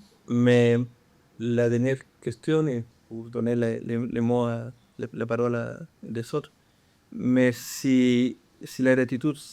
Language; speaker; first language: French; non-native, fluent; Spanish